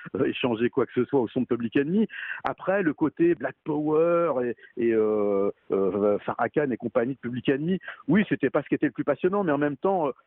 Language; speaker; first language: French; native; French